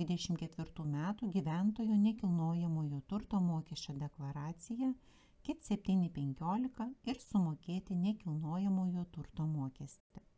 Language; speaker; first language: Lithuanian; native; Lithuanian